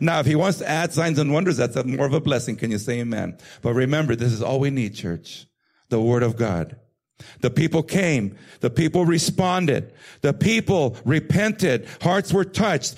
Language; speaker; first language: English; native; English